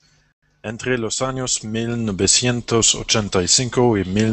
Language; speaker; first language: Spanish; non-native, learner; English